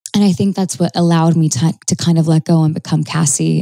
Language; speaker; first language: English; native; English